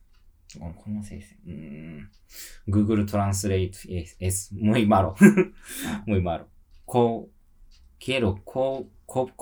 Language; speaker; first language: Spanish; non-native, learner; Japanese